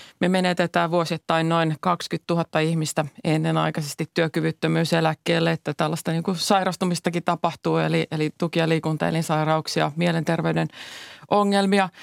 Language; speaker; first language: Finnish; native; Finnish